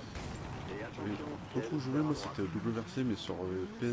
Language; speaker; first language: French; native; French